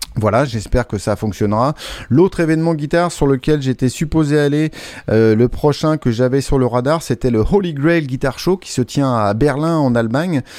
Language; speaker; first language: French; native; French